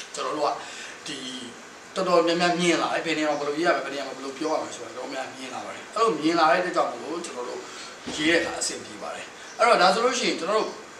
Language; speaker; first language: Burmese; native; Burmese